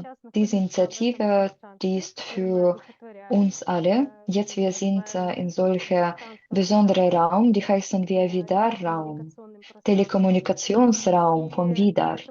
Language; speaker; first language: German; non-native, learner; Russian